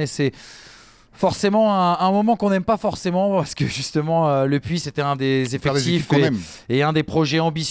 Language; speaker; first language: French; native; French